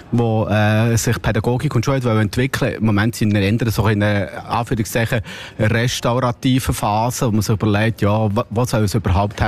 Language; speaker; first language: German; native; German